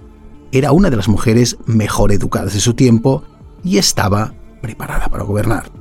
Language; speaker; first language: Spanish; native; Spanish